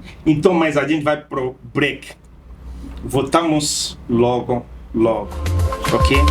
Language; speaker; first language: Portuguese; non-native, fluent; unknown